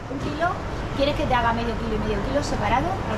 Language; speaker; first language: Spanish; native; Spanish